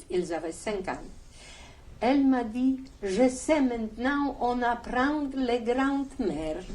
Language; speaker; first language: French; non-native, learner; Polish